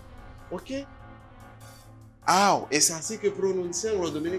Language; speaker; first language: Spanish; non-native, fluent; Haitian Creole